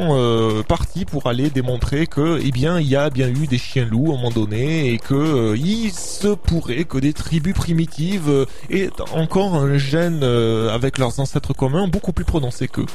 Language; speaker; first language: French; native; French